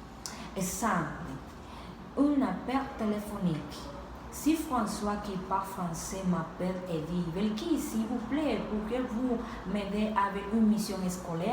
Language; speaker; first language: French; non-native, learner; Spanish